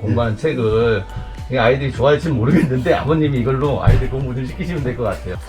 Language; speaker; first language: Korean; native; Korean